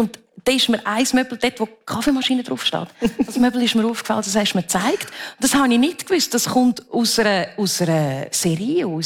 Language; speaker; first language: German; native; German